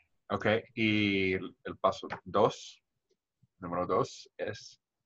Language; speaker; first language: Spanish; non-native, learner; English